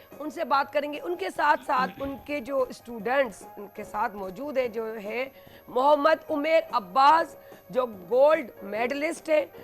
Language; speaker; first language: Urdu; non-native, local second language; Sindhi